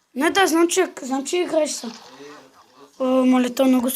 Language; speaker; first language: Bulgarian; native; Bulgarian